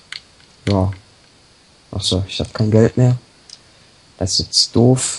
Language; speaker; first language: German; native; German